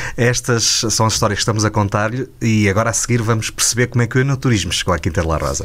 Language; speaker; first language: Portuguese; native; Portuguese